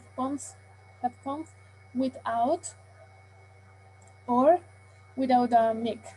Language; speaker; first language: English; non-native, learner; Spanish